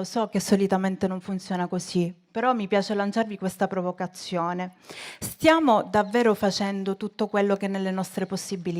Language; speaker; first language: Italian; native; Italian